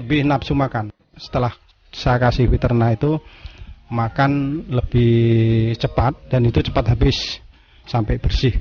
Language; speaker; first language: Indonesian; non-native, local second language; Javanese